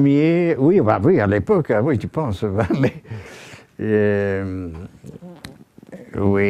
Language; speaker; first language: French; non-native, fluent; English